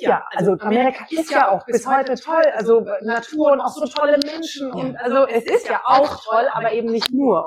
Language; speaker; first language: German; native; German